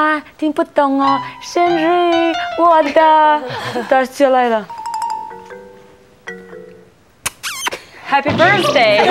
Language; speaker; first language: Chinese; non-native, learner; Russian